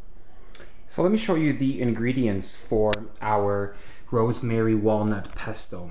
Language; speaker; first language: English; native; English